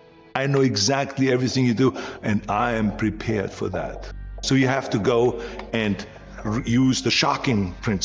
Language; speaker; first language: English; non-native, fluent; German